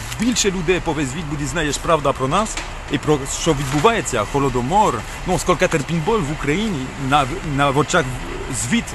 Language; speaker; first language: Ukrainian; non-native, learner; French